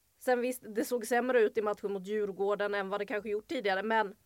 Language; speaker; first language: Swedish; native; Swedish